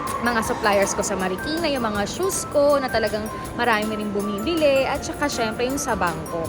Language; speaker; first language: Filipino; native; Filipino